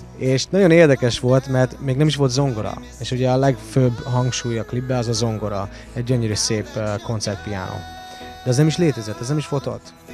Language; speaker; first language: Hungarian; early bilingual, heritage; English